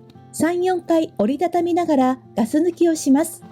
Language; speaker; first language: Japanese; native; Japanese